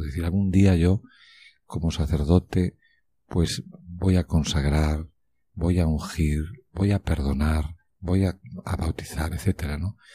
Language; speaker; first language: Spanish; native; Spanish